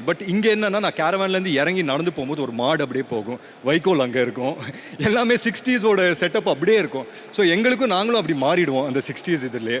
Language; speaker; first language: Tamil; native; Tamil